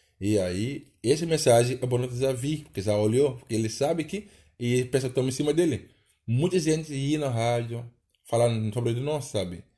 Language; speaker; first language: Portuguese; non-native, learner; Wolof